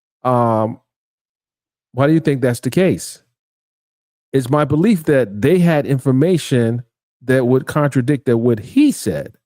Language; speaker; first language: English; native; English